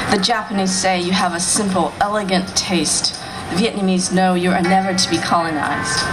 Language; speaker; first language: English; early bilingual, other home language; Vietnamese